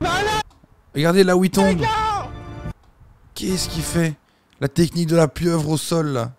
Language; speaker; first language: French; native; French